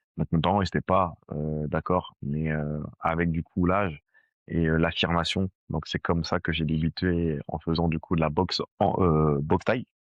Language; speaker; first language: French; early bilingual, other home language; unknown